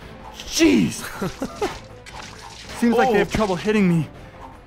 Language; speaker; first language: English; native; English